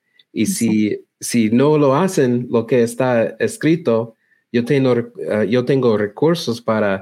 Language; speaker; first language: Spanish; non-native, learner; English